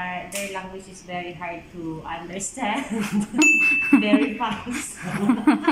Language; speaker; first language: English; non-native, local second language; Filipino